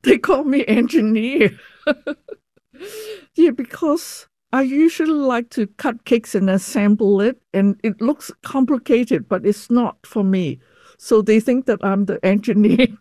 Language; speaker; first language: English; non-native, fluent; Cantonese